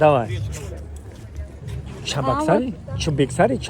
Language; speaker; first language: Russian; non-native, learner; Tajik